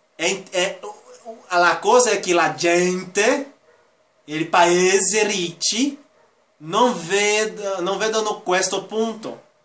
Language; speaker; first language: Italian; non-native, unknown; Spanish